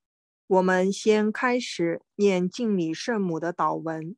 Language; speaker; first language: Chinese; native; Chinese